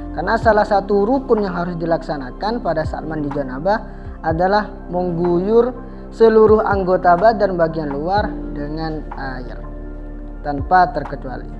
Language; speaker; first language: Indonesian; non-native, local second language; Madurese